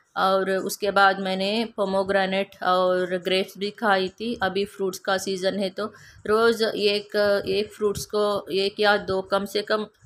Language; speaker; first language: Hindi; non-native, local second language; Kannada